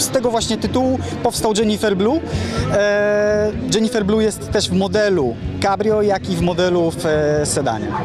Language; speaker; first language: Polish; native; Polish